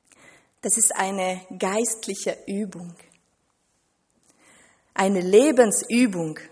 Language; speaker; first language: German; non-native, fluent; French